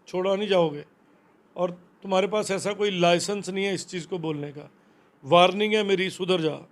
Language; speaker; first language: Hindi; non-native, local second language; Punjabi